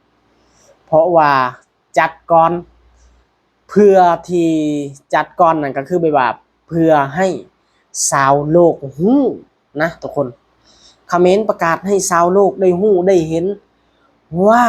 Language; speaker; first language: Thai; non-native, local second language; Lao